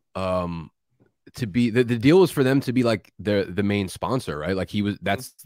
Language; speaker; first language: English; native; English